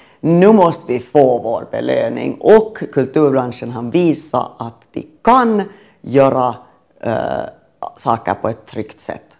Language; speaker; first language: Swedish; native; Swedish